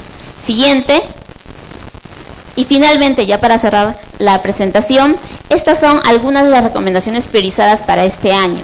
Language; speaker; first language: Spanish; native; Spanish